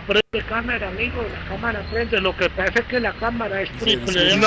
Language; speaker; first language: Spanish; native; Spanish